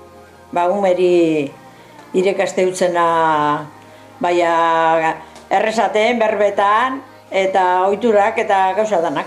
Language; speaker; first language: Basque; native; Basque